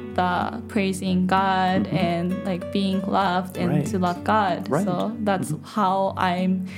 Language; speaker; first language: English; non-native, fluent; Japanese